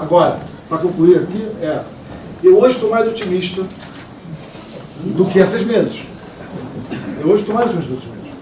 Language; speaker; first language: Portuguese; native; Portuguese